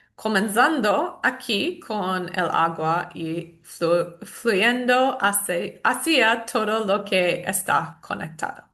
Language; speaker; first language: Spanish; non-native, learner; English